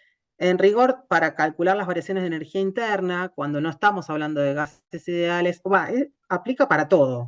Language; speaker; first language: Spanish; native; Spanish